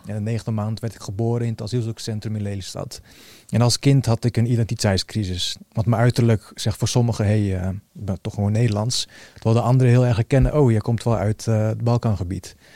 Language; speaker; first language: Dutch; early bilingual, other home language; Bosnian